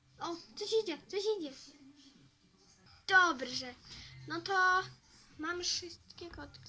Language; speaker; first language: Polish; early bilingual, heritage; Polish